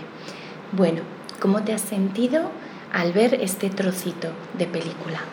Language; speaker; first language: Spanish; native; Spanish